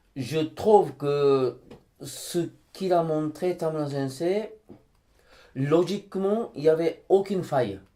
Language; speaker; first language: French; non-native, fluent; Japanese